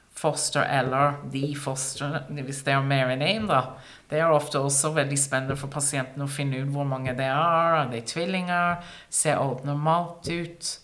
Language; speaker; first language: Norwegian; non-native, fluent; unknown